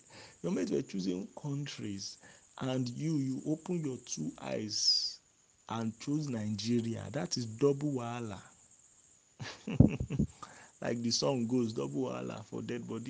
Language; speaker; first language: English; non-native, local second language; Yoruba